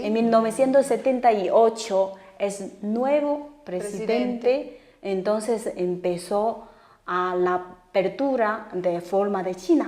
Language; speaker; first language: Spanish; non-native, fluent; Chinese